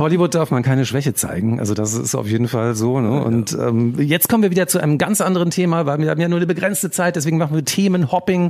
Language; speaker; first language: German; native; German